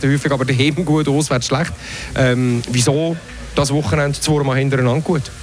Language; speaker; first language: German; native; German